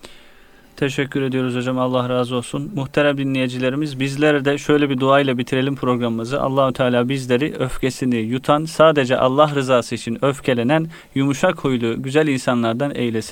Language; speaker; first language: Turkish; native; Turkish